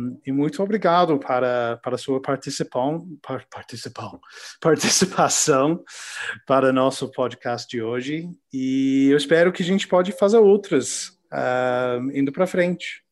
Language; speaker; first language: Portuguese; non-native, learner; English